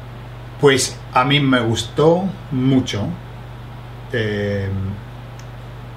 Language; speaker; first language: Spanish; non-native, fluent; English